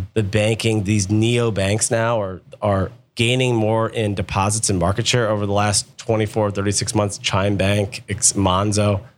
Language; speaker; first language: English; native; English